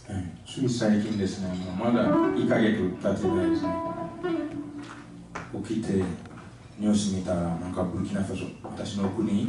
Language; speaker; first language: Japanese; non-native, fluent; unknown